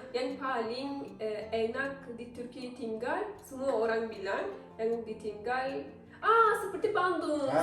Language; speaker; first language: Indonesian; non-native, learner; Turkish